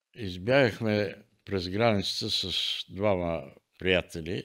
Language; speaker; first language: Bulgarian; native; Bulgarian